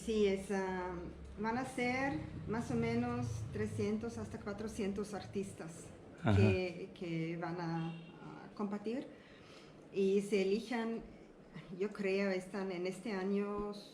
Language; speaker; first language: Spanish; non-native, learner; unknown